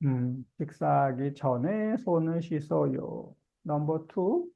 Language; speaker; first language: Korean; native; Korean